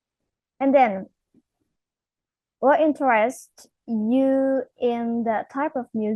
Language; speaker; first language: English; non-native, fluent; Indonesian